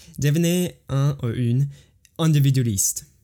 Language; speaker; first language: French; non-native, learner; English